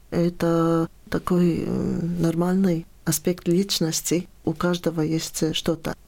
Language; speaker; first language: Russian; non-native, local second language; Latvian